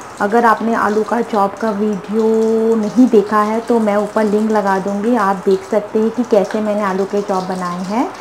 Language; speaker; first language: Hindi; non-native, local second language; Bangla